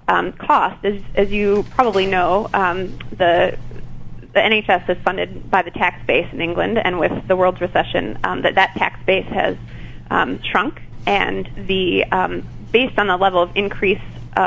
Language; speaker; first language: English; native; English